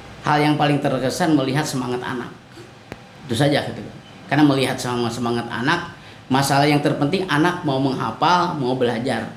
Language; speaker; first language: Indonesian; non-native, local second language; Sundanese